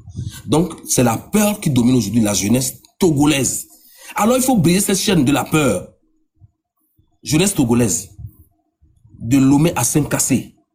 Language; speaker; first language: French; non-native, local second language; Ewe